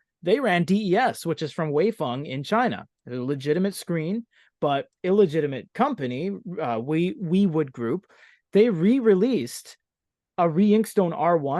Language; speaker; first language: English; native; English